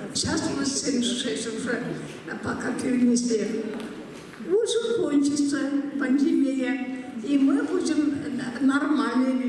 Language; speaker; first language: Russian; non-native, local second language; Tatar